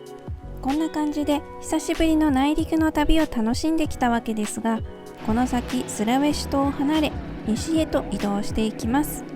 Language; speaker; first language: Japanese; native; Japanese